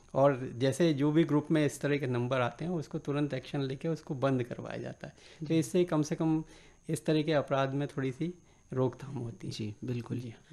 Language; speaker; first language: Hindi; native; Hindi